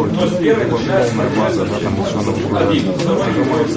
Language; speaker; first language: Russian; non-native, fluent; Bulgarian